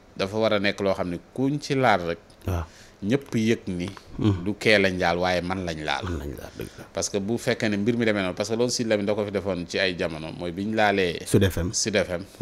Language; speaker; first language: Wolof; native; Wolof